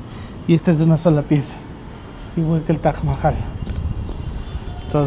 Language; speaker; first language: Spanish; native; Spanish